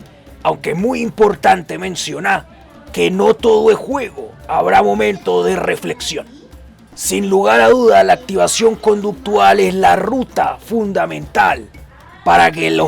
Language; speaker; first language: Spanish; native; Spanish